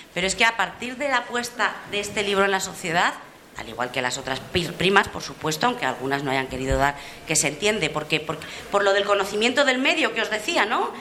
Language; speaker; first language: Spanish; native; Spanish